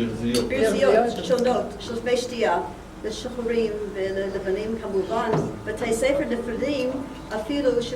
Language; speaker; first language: Hebrew; non-native, fluent; English